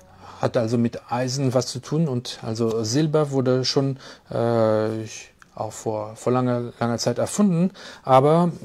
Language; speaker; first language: German; non-native, fluent; French